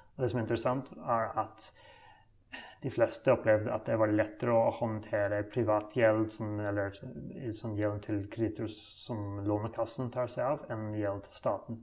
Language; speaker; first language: Norwegian; non-native, fluent; English